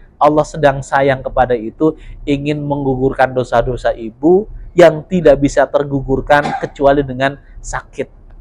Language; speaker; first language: Indonesian; non-native, local second language; Javanese